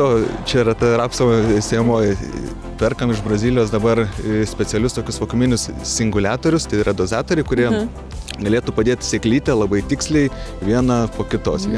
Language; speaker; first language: Lithuanian; native; Lithuanian